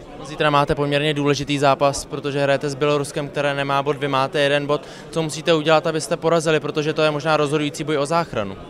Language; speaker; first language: Czech; native; Czech